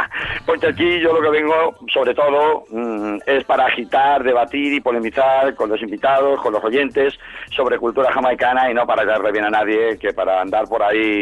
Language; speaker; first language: Spanish; native; Spanish